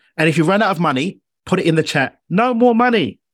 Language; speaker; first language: English; native; English